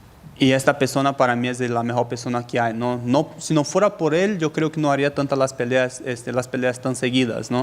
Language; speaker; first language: Spanish; native; Spanish